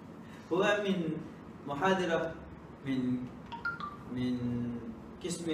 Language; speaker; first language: Arabic; non-native, learner; Malay